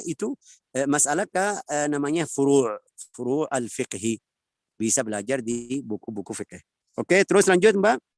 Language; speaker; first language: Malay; non-native, fluent; Arabic